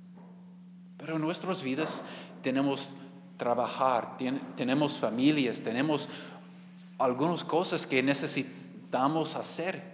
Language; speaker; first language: Spanish; non-native, learner; English